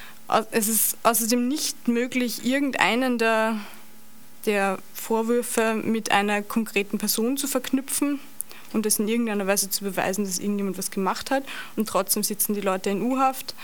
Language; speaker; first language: German; native; German